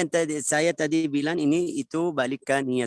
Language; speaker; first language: Indonesian; non-native, learner; Arabic